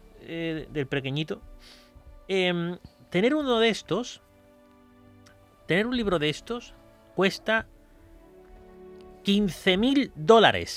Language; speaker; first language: Spanish; native; Spanish